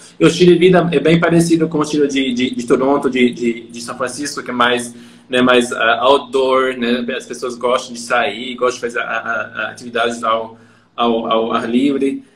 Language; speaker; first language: Portuguese; non-native, fluent; French